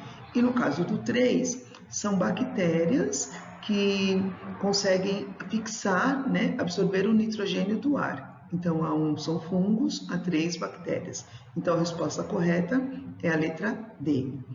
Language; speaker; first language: Portuguese; native; Portuguese